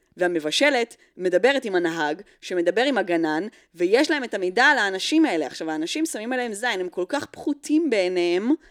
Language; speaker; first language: Hebrew; early bilingual, other home language; English